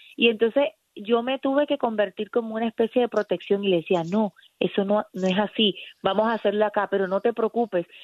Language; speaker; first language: Spanish; native; Spanish